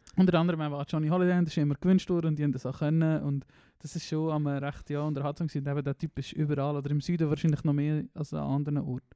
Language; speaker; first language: German; native; German